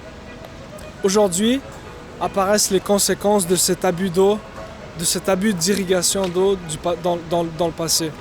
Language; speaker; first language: French; non-native, local second language; Arabic